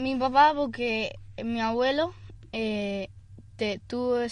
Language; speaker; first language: Spanish; early bilingual, other home language; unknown